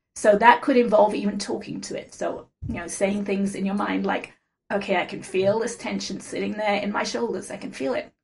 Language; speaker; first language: English; native; English